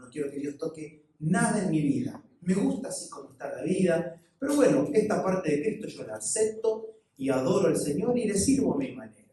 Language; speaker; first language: Spanish; native; Spanish